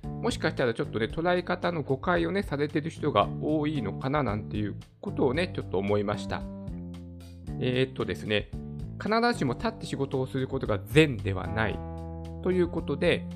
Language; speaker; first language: Japanese; native; Japanese